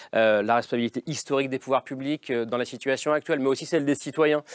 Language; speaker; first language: French; native; French